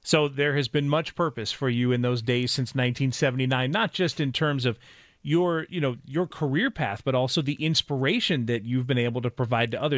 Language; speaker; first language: English; native; English